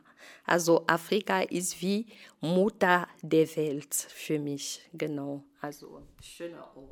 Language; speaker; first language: German; non-native, fluent; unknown